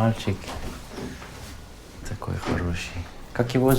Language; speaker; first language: Russian; non-native, fluent; Dutch